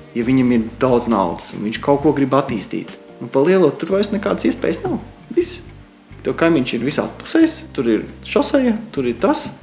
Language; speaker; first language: Latvian; native; Latvian